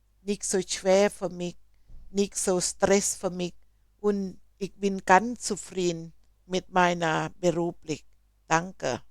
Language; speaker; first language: German; non-native, learner; Thai